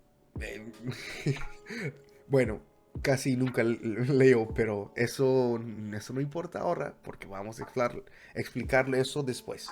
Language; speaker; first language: Spanish; non-native, fluent; English